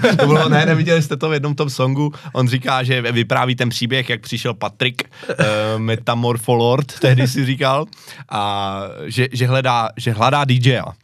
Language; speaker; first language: Czech; native; Czech